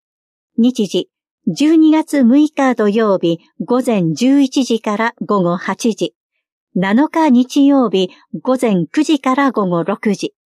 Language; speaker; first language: Japanese; native; Japanese